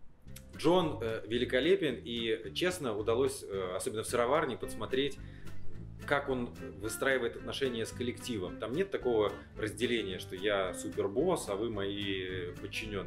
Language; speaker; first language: Russian; native; Russian